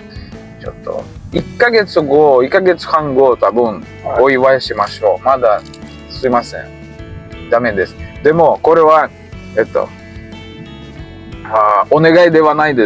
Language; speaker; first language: Japanese; non-native, learner; Russian